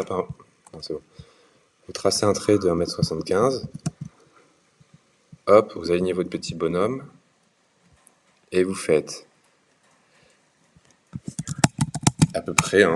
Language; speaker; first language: French; native; French